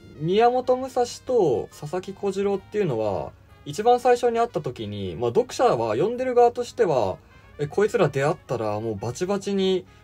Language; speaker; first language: Japanese; native; Japanese